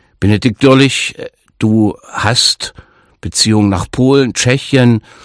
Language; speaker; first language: German; native; German